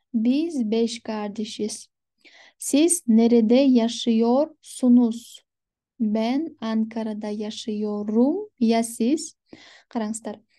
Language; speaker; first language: Turkish; non-native, fluent; Kyrgyz